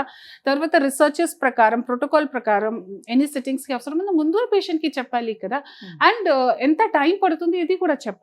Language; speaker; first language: Telugu; non-native, fluent; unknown